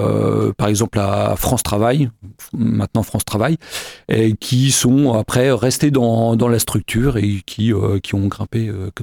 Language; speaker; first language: French; native; French